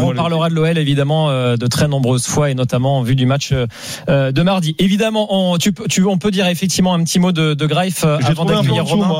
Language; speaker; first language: French; native; French